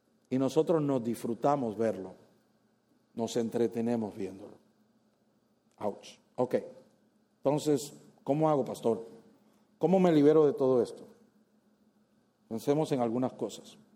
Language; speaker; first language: Spanish; native; Spanish